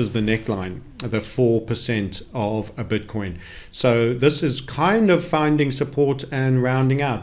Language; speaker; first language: English; native; English